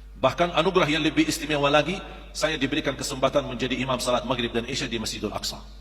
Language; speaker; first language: Indonesian; non-native, fluent; Arabic